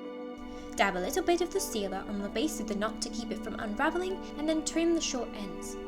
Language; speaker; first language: English; native; English